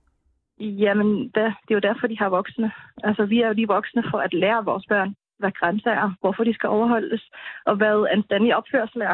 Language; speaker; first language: Danish; native; Danish